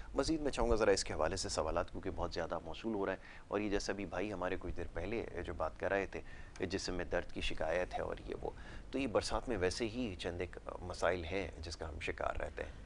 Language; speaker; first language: Urdu; native; Urdu